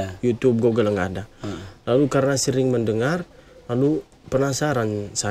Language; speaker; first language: Indonesian; non-native, fluent; Arabic